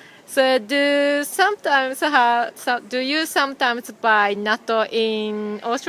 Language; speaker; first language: English; non-native, fluent; Japanese